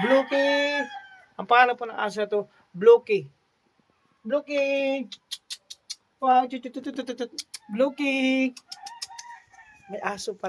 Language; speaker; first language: Filipino; non-native, local second language; Cebuano